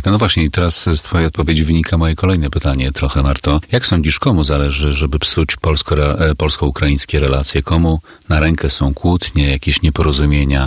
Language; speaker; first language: Polish; native; Polish